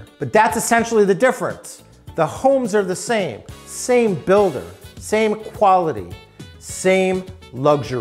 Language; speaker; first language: English; native; English